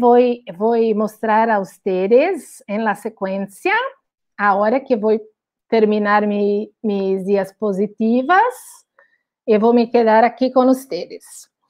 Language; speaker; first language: Spanish; non-native, learner; Portuguese